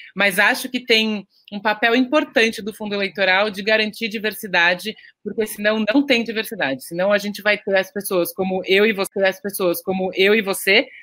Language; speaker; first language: Portuguese; native; Portuguese